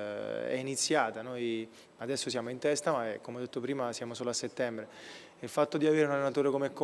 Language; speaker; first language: Italian; native; Italian